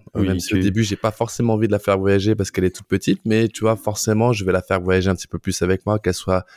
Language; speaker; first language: French; native; French